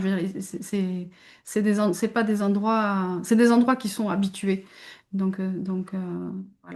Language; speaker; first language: French; native; French